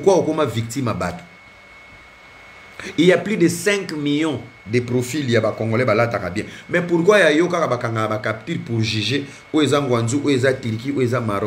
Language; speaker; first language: French; non-native, local second language; Lingala